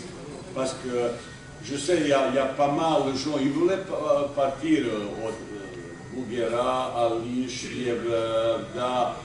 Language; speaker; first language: French; non-native, fluent; Bosnian